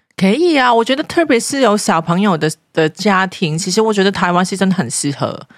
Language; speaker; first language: Chinese; non-native, local second language; Cantonese